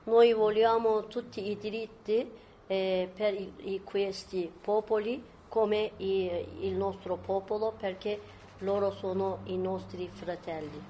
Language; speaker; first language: Italian; non-native, fluent; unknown